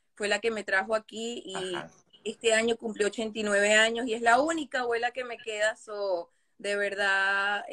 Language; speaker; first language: Spanish; native; Spanish